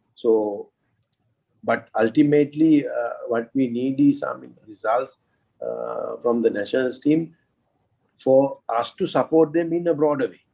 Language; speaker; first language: English; non-native, local second language; Sinhala